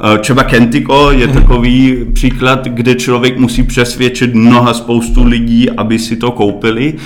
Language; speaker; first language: Czech; early bilingual, heritage; Czech